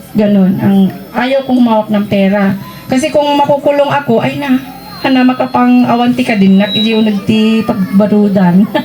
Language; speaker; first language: Filipino; non-native, local second language; Iloko